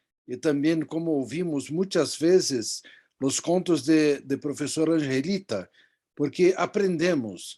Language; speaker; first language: Portuguese; non-native, fluent; Spanish